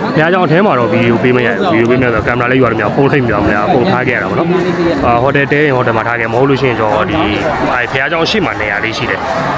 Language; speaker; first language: Burmese; non-native, local second language; Tamil